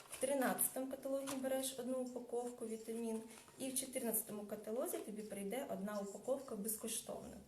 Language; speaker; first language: Ukrainian; non-native, local second language; Russian